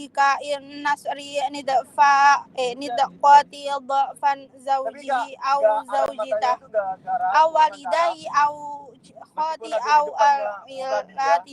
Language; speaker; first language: Arabic; non-native, learner; Indonesian